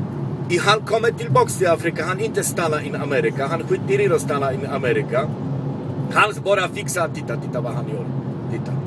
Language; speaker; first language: Swedish; non-native, local second language; Polish